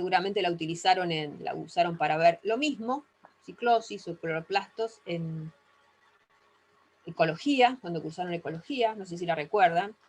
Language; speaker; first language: Spanish; native; Spanish